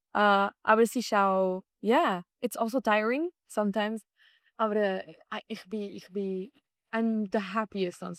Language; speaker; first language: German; non-native, local second language; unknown